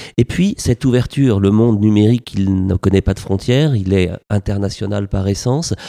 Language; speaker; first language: French; native; French